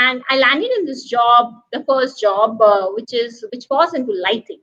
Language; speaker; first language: English; non-native, local second language; Hindi